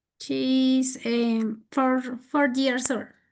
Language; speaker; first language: English; non-native, learner; Spanish